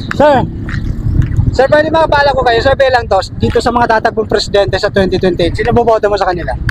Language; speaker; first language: Filipino; non-native, local second language; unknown